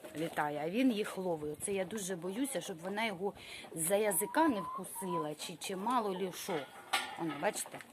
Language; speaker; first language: Ukrainian; native; Ukrainian